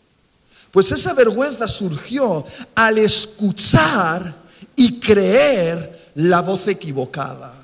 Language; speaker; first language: Spanish; native; Spanish